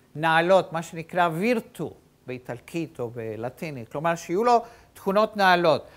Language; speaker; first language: Hebrew; native; Hebrew